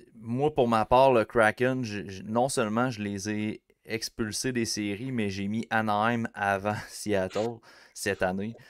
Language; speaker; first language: French; native; French